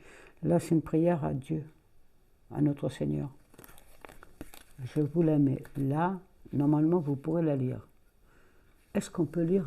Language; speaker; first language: French; native; French